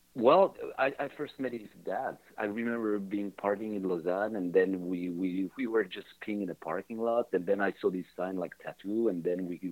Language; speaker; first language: English; non-native, fluent; French